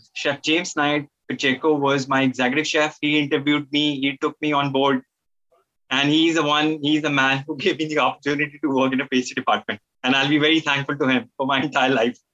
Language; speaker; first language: English; non-native, local second language; Hindi